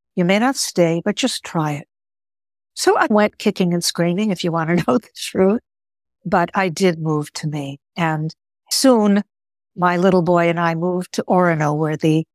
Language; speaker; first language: English; early bilingual, other home language; Greek